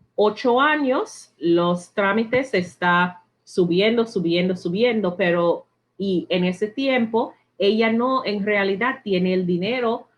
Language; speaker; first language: Spanish; non-native, learner; English